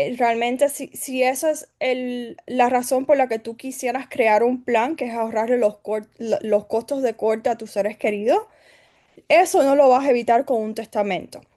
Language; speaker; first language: Spanish; early bilingual, heritage; Spanish